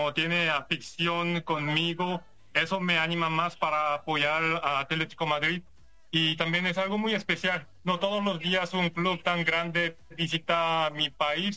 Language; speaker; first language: Spanish; non-native, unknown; Korean